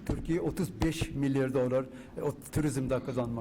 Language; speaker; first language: Turkish; non-native, fluent; Urdu